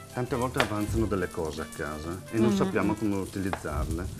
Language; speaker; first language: Italian; native; Italian